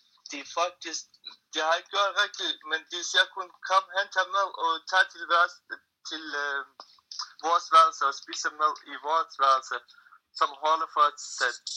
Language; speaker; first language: Danish; non-native, learner; Kurdish